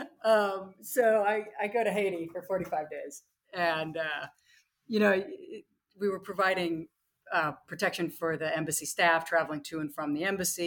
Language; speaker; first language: English; native; English